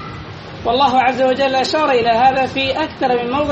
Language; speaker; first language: Arabic; native; Arabic